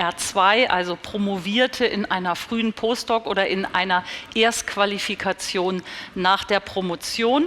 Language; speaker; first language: German; native; German